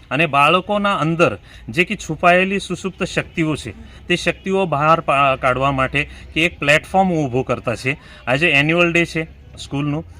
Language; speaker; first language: Gujarati; non-native, local second language; Marathi